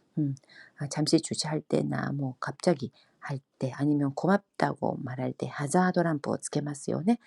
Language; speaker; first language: Korean; non-native, fluent; Japanese